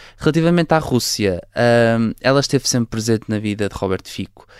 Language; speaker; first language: Portuguese; native; Portuguese